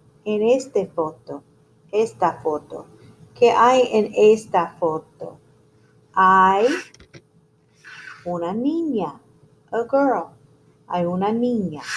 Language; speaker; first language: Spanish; non-native, fluent; English